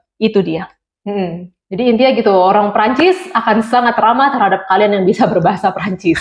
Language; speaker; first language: Indonesian; native; Indonesian